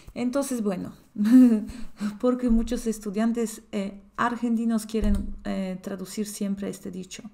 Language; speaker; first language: Spanish; non-native, fluent; Polish